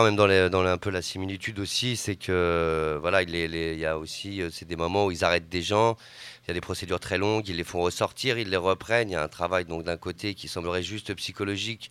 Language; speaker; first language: French; native; French